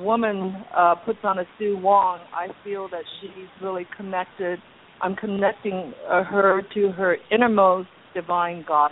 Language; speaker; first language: English; native; English